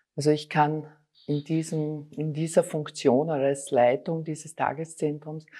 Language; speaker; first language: German; native; German